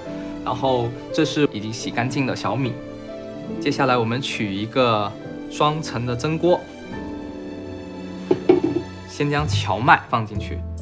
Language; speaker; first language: Chinese; native; Chinese